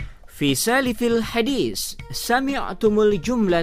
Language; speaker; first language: Arabic; non-native, fluent; Indonesian